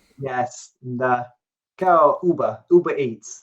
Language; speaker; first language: Serbian; non-native, learner; English